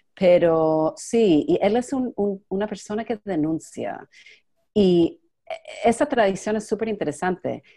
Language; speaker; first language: Spanish; non-native, fluent; English